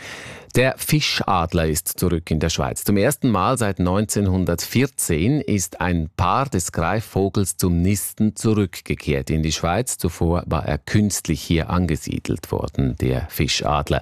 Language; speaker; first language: German; native; German